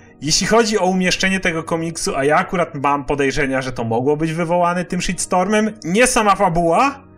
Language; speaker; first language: Polish; native; Polish